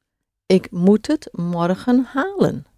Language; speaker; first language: Dutch; non-native, fluent; English